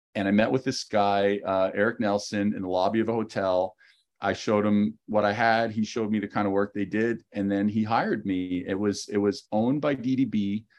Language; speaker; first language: English; native; English